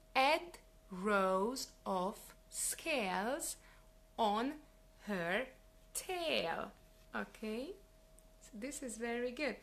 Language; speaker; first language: English; non-native, fluent; Hungarian